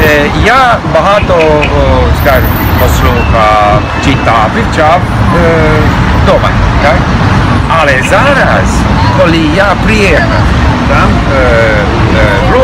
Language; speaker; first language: Ukrainian; non-native, learner; English